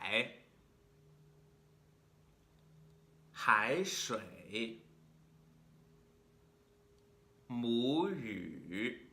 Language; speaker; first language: Chinese; non-native, fluent; English